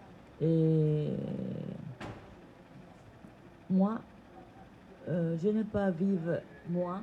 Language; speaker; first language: French; non-native, learner; Italian